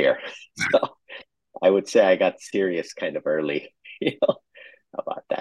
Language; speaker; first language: English; non-native, local second language; Urdu